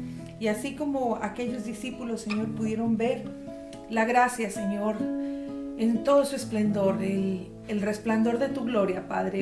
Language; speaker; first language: Spanish; native; Spanish